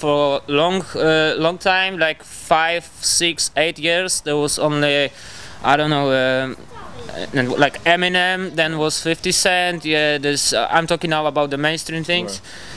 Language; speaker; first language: English; non-native, learner; Polish